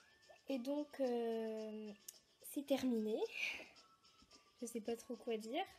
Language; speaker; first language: French; native; French